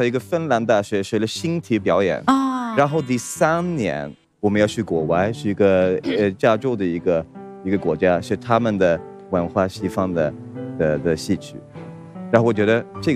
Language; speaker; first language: Chinese; non-native, fluent; Swedish